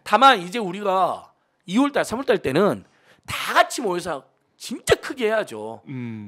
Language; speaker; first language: Korean; native; Korean